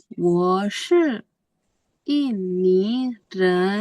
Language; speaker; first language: Chinese; non-native, learner; Indonesian